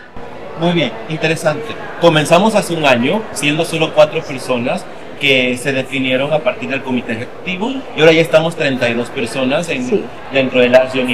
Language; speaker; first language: Spanish; native; Spanish